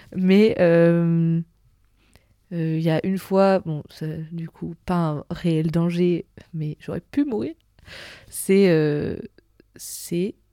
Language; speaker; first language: French; native; French